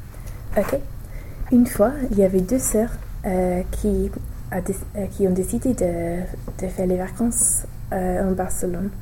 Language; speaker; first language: French; non-native, learner; English